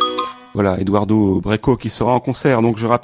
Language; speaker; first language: French; native; French